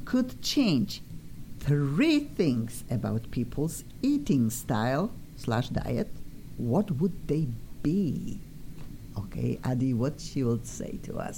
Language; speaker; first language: English; non-native, fluent; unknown